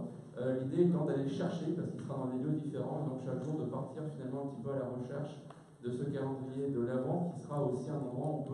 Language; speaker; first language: French; native; French